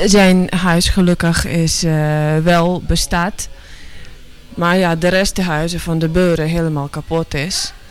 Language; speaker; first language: Dutch; non-native, learner; Ukrainian